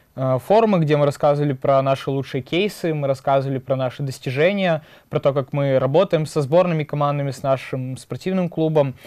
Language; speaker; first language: Russian; native; Russian